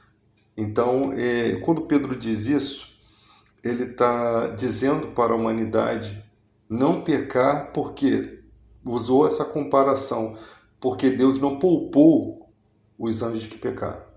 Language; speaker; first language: Portuguese; native; Portuguese